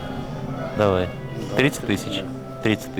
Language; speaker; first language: Russian; non-native, local second language; Kyrgyz